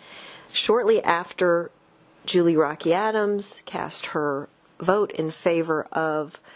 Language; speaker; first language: English; native; English